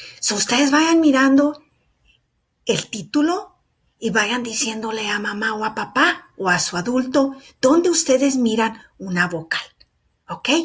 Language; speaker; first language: Spanish; early bilingual, heritage; Spanish